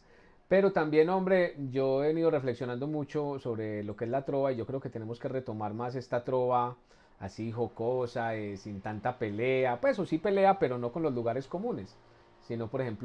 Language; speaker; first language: Spanish; native; Spanish